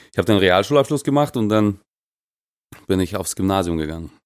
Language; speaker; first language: German; non-native, fluent; Russian